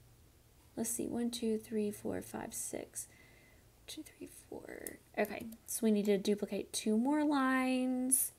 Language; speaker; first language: English; native; English